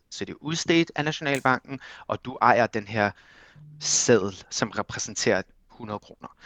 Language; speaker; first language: Danish; early bilingual, other home language; Armenian